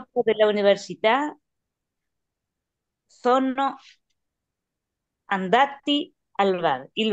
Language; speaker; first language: Italian; non-native, learner; Spanish